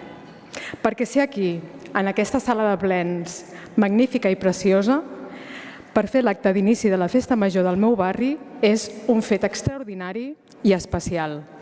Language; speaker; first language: Catalan; native; Catalan